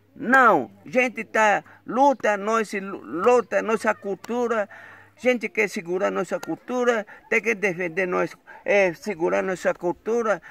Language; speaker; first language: Portuguese; non-native, local second language; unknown